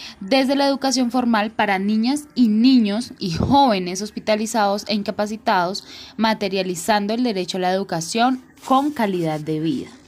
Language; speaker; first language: Spanish; native; Spanish